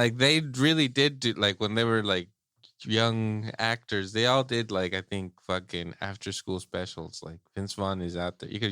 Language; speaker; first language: English; native; English